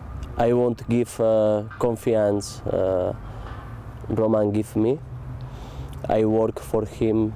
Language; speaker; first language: English; non-native, learner; Spanish